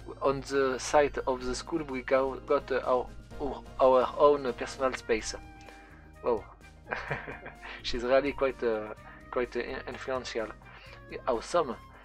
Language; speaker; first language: English; non-native, fluent; French